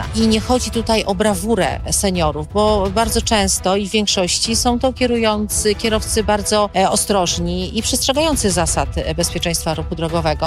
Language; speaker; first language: Polish; native; Polish